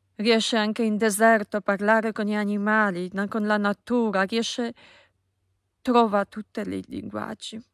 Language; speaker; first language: Italian; non-native, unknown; Polish